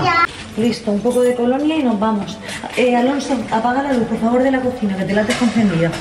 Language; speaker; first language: Spanish; native; Spanish